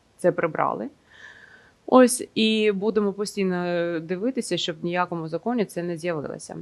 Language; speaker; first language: Ukrainian; non-native, local second language; Russian